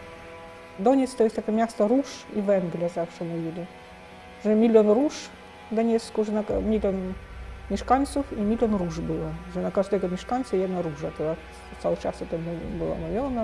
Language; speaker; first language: Polish; non-native, fluent; Russian